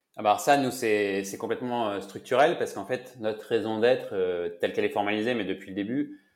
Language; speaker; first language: French; native; French